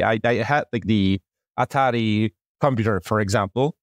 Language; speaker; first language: English; non-native, fluent; Polish